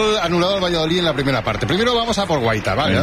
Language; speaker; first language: Spanish; native; Spanish